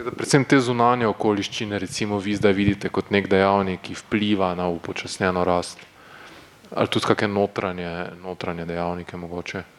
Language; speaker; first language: Slovenian; native; Slovenian